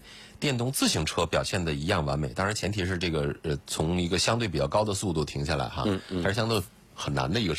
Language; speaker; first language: Chinese; native; Chinese